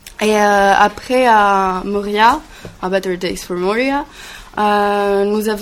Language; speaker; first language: French; non-native, learner; Greek